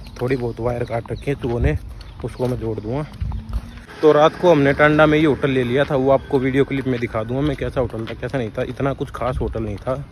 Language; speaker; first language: Hindi; native; Hindi